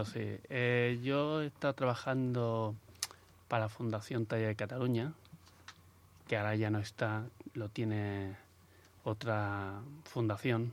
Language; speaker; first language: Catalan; non-native, local second language; Spanish